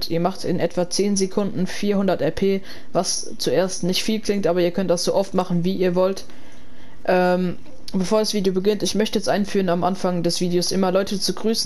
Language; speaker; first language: German; native; German